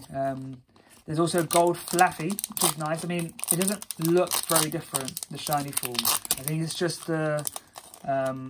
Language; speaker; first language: English; native; English